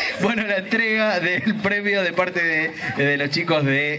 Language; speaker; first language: Spanish; native; Spanish